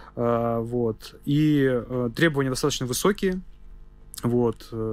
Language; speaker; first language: Russian; non-native, local second language; Armenian